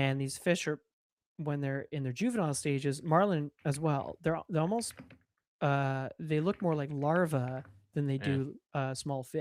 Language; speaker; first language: English; native; English